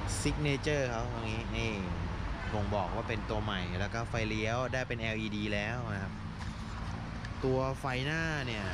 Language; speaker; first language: Thai; native; Thai